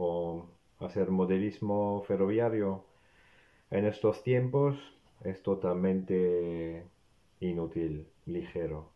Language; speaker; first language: Spanish; non-native, fluent; French